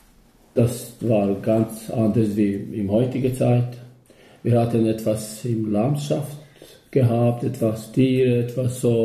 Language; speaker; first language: German; non-native, learner; Serbian